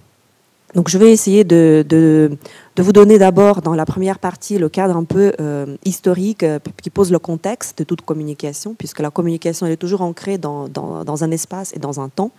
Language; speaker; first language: French; non-native, fluent; Ukrainian